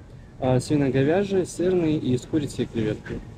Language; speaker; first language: Russian; native; Russian